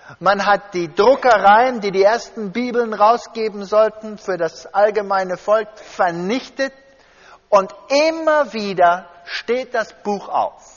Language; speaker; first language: German; early bilingual, heritage; German